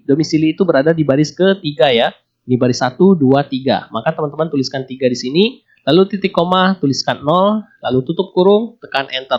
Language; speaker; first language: Indonesian; native; Indonesian